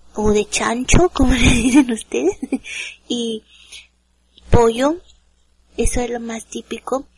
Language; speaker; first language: Spanish; native; Spanish